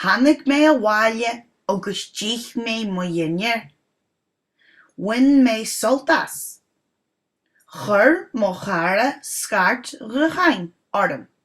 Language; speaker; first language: Irish; non-native, local second language; English